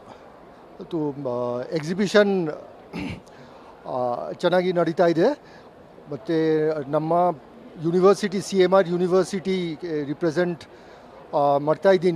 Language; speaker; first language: Kannada; non-native, learner; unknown